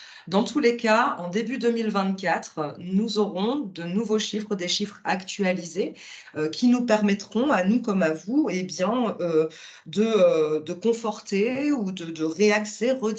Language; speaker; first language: French; native; French